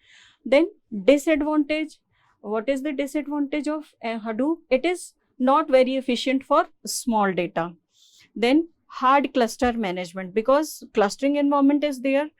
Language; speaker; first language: English; non-native, local second language; Hindi